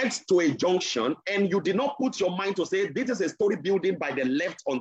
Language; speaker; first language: English; non-native, local second language; Yoruba